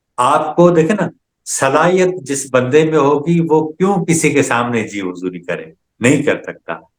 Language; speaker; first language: Urdu; non-native, local second language; Sindhi